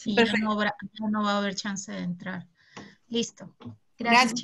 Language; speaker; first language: Spanish; native; Spanish